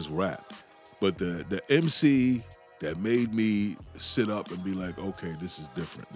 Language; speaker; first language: English; native; English